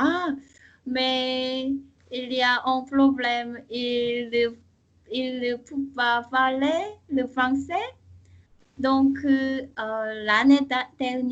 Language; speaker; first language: French; non-native, learner; Korean